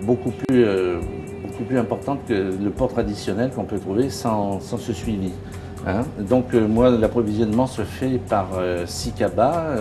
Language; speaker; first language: French; native; French